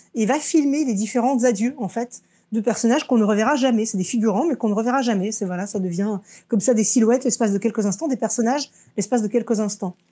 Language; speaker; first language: French; early bilingual, other home language; Russian